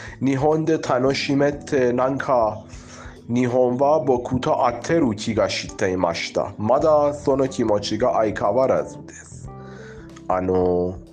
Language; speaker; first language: Japanese; non-native, fluent; Persian